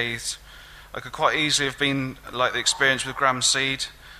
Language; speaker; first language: English; native; English